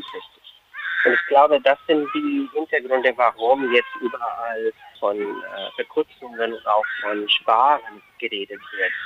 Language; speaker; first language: German; non-native, fluent; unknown